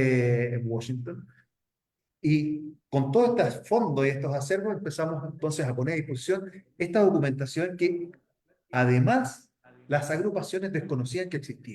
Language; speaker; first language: Spanish; native; Spanish